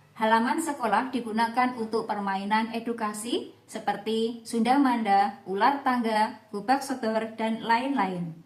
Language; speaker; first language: Indonesian; native; Indonesian